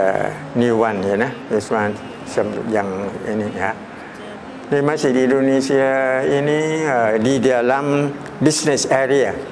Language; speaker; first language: Indonesian; early bilingual, heritage; Thai